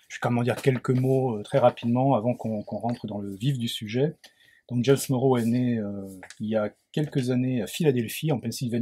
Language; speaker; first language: French; native; French